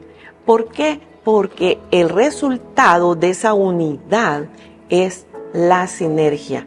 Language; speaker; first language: Spanish; native; Spanish